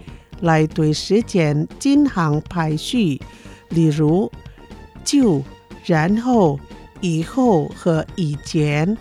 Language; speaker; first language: Chinese; non-native, fluent; Indonesian